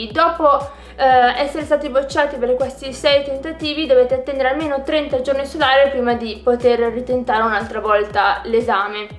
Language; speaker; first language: Italian; native; Italian